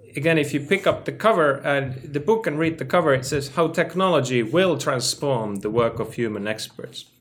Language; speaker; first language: English; non-native, fluent; Finnish